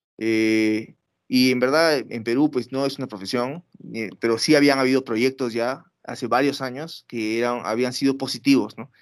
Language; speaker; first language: Spanish; native; Spanish